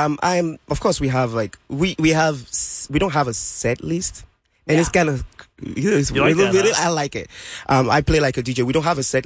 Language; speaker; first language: English; non-native, local second language; Yoruba